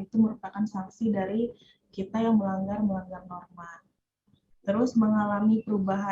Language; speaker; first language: Indonesian; native; Indonesian